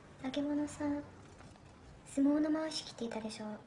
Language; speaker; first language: Japanese; native; Japanese